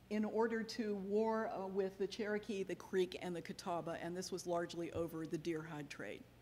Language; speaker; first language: English; native; English